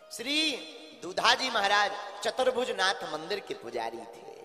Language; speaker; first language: Hindi; native; Hindi